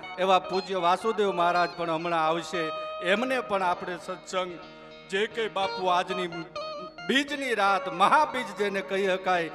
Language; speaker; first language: Gujarati; native; Gujarati